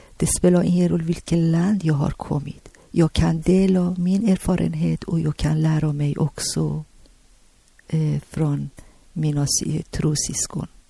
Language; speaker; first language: Swedish; non-native, learner; Persian